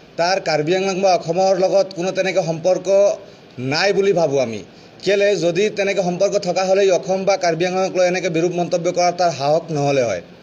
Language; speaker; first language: Assamese; non-native, local second language; Bhojpuri